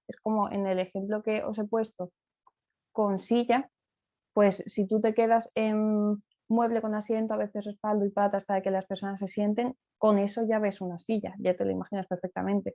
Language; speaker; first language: Spanish; native; Spanish